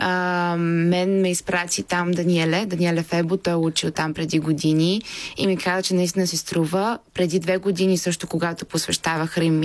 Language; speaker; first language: Bulgarian; native; Bulgarian